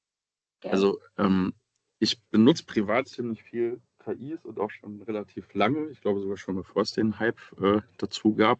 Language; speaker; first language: German; native; German